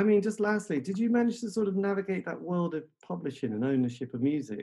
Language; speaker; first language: English; native; English